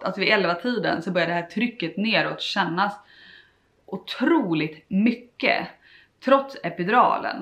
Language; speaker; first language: Swedish; native; Swedish